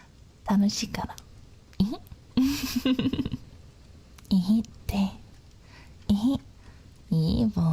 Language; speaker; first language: Japanese; non-native, learner; English